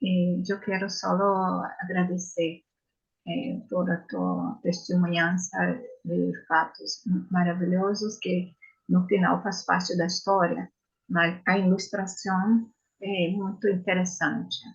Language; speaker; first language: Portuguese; non-native, learner; Italian